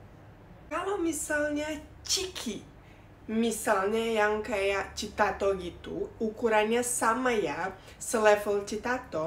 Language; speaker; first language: Indonesian; non-native, fluent; Bosnian